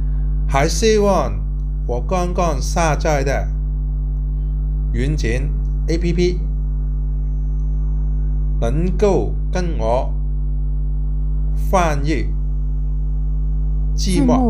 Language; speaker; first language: Chinese; non-native, local second language; Cantonese